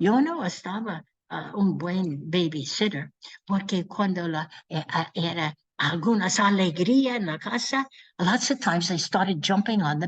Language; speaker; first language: Spanish; non-native, learner; English